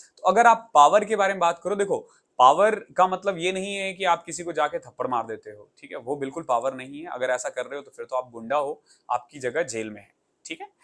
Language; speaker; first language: Hindi; native; Hindi